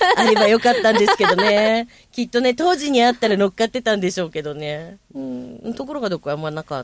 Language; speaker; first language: Japanese; native; Japanese